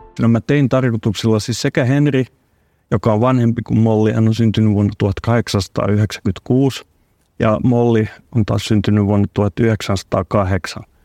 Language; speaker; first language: Finnish; non-native, local second language; Swedish